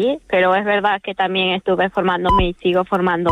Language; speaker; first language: Spanish; native; Spanish